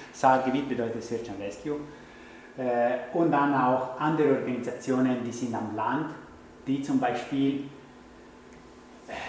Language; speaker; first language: German; non-native, fluent; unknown